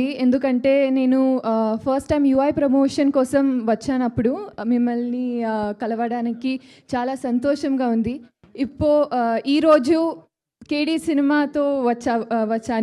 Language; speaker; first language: Telugu; non-native, learner; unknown